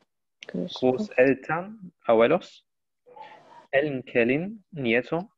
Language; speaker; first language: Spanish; non-native, learner; Arabic